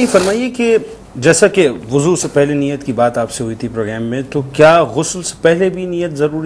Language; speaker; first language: Urdu; native; Urdu